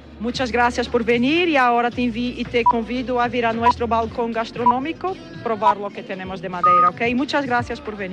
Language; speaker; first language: Spanish; non-native, learner; Portuguese